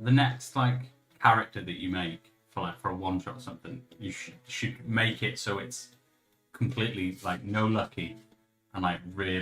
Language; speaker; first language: English; native; English